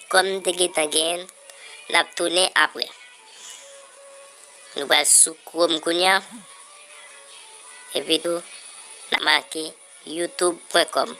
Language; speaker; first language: French; non-native, learner; Haitian Creole